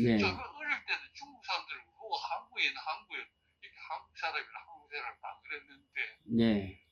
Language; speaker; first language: Korean; early bilingual, heritage; Korean